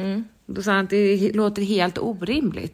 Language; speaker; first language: Swedish; native; Swedish